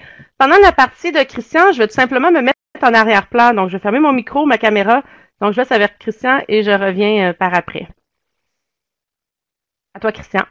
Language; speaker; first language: French; native; French